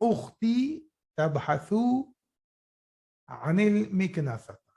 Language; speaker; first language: Arabic; non-native, fluent; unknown